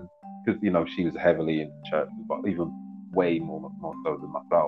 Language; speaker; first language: English; native; English